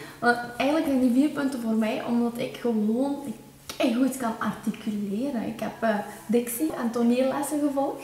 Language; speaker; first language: Dutch; early bilingual, other home language; Turkish